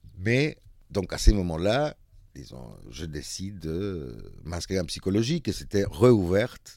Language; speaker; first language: French; non-native, fluent; Spanish